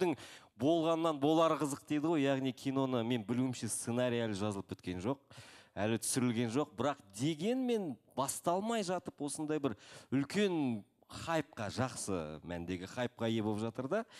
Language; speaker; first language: Kazakh; native; Kazakh